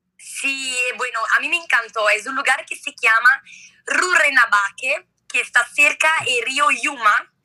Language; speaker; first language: Spanish; non-native, learner; Italian